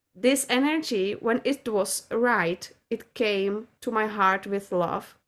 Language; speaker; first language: English; non-native, fluent; Czech